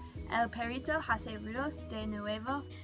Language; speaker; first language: Spanish; non-native, learner; English